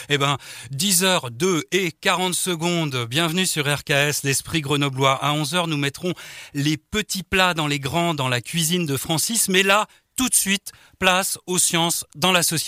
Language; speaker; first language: French; native; French